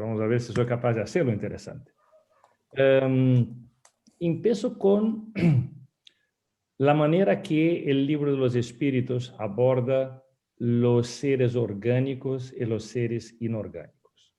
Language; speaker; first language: Spanish; non-native, fluent; Portuguese